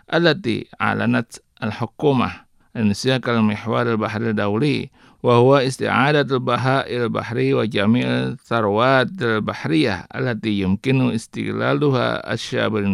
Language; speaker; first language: Arabic; non-native, fluent; Indonesian